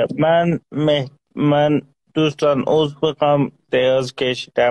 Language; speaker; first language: Persian; non-native, local second language; Azerbaijani